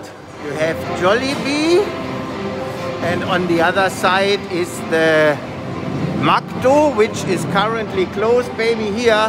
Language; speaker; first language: English; non-native, fluent; German